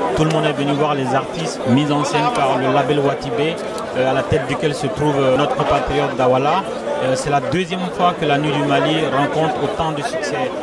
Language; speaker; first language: French; non-native, local second language; Bambara